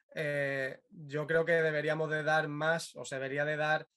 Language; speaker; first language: Spanish; native; Spanish